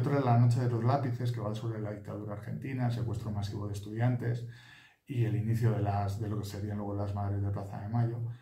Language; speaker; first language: Spanish; native; Spanish